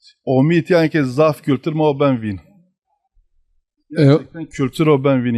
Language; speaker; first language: Turkish; non-native, local second language; Zaza